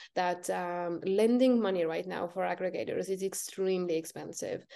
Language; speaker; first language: English; non-native, fluent; Estonian